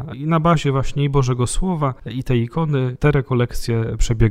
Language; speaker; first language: Polish; native; Polish